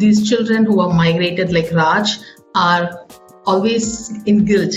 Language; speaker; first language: English; non-native, local second language; Tamil